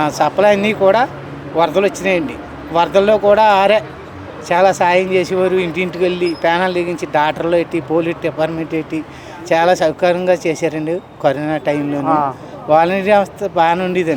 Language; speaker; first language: Telugu; native; Telugu